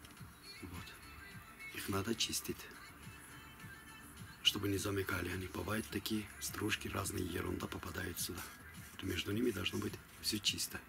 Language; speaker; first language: Russian; non-native, fluent; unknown